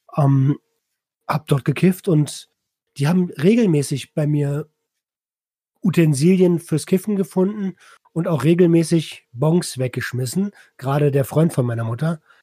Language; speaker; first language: German; native; German